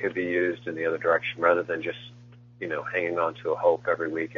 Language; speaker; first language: English; native; English